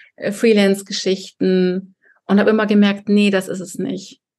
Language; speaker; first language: German; early bilingual, heritage; Russian